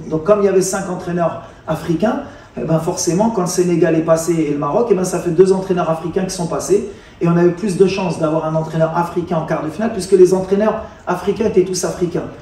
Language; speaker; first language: French; native; French